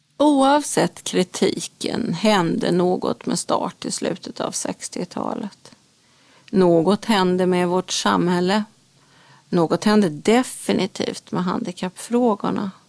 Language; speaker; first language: Swedish; native; Swedish